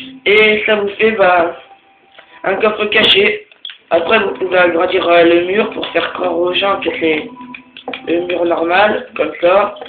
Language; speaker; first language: French; native; French